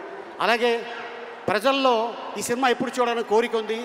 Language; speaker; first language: Telugu; native; Telugu